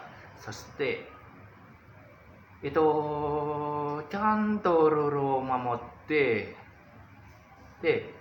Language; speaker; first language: Japanese; non-native, learner; Indonesian